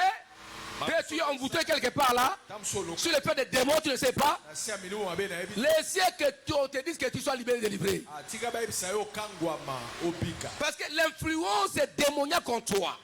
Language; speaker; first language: French; non-native, local second language; Lingala